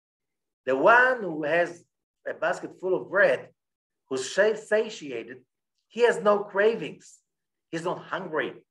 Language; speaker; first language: English; non-native, fluent; Hebrew